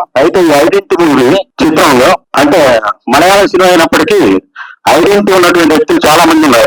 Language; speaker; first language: Telugu; native; Telugu